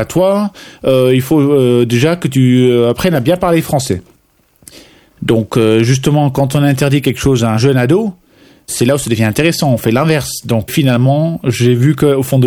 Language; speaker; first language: French; non-native, fluent; Dutch